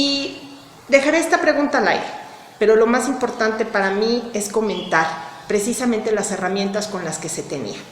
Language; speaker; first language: Spanish; native; Spanish